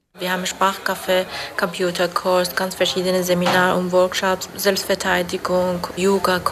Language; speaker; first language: German; non-native, fluent; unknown